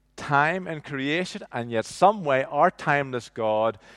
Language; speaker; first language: English; native; English